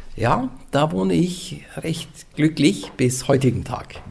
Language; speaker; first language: German; non-native, fluent; Norwegian